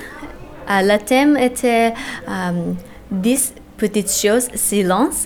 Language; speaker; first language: French; non-native, learner; Japanese